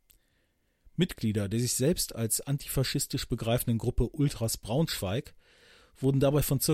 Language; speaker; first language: German; native; German